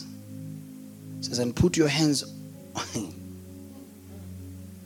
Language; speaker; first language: English; non-native, local second language; Zulu